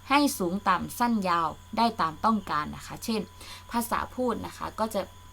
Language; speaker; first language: Thai; native; Thai